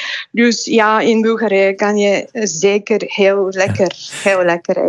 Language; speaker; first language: Dutch; non-native, fluent; Bulgarian